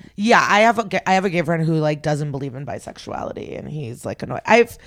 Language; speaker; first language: English; early bilingual, other home language; Russian